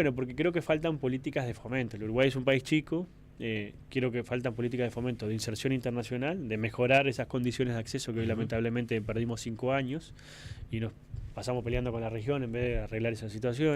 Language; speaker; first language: Spanish; native; Spanish